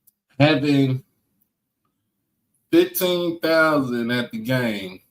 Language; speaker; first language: English; native; English